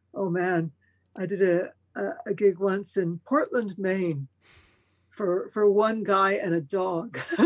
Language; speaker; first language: English; early bilingual, other home language; Spanish